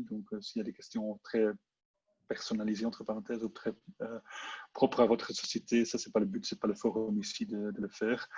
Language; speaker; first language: French; non-native, local second language; Dutch